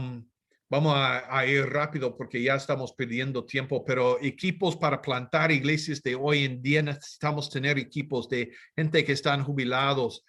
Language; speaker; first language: Spanish; non-native, fluent; English